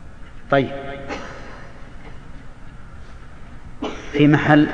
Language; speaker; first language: Arabic; native; Arabic